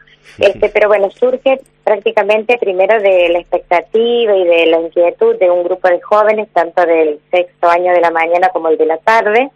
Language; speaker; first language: Spanish; native; Spanish